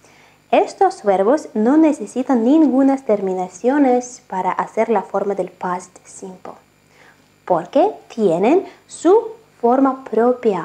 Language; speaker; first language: Spanish; non-native, fluent; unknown